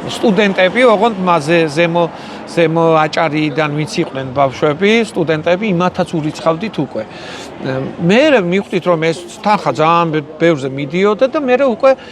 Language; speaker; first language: Georgian; native; Georgian